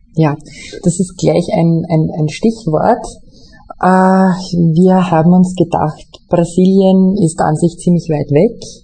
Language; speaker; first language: German; native; German